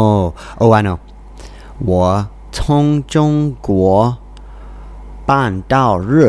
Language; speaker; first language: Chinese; non-native, learner; English